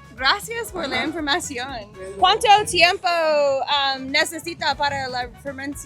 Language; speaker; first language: Spanish; non-native, learner; English